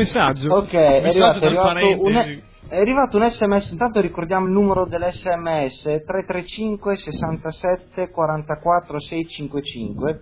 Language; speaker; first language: Italian; native; Italian